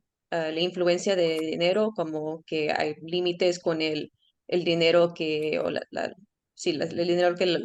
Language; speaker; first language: Spanish; early bilingual, heritage; Spanish